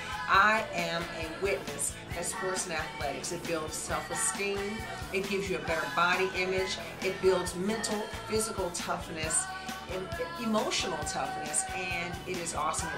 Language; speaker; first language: English; native; English